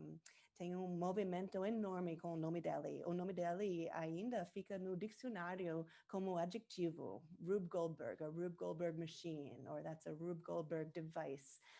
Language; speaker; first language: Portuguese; non-native, learner; English